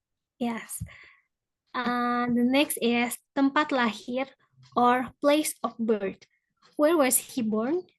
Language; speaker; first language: English; non-native, fluent; Indonesian